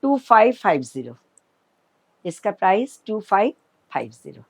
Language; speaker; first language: Hindi; non-native, local second language; Bangla